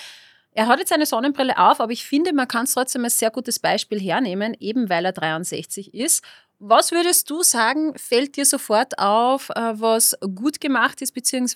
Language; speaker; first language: German; native; German